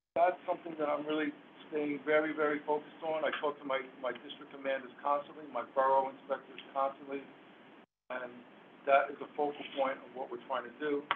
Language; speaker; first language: English; native; English